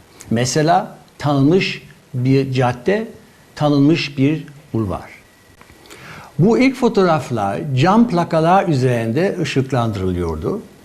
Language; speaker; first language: Turkish; non-native, fluent; German